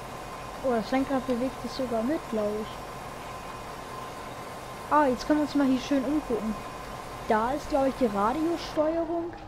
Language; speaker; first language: German; native; German